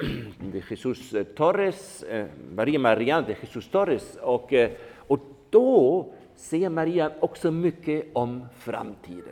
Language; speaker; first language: Swedish; non-native, fluent; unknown